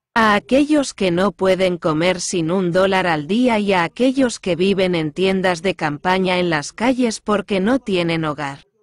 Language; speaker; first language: Spanish; non-native, fluent; Korean